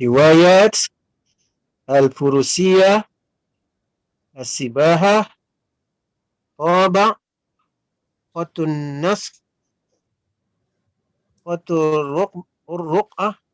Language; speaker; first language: Arabic; non-native, learner; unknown